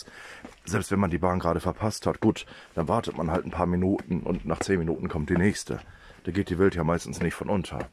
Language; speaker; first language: German; native; German